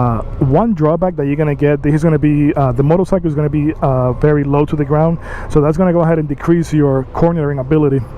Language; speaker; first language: English; native; English